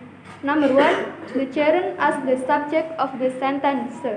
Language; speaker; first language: English; non-native, learner; Indonesian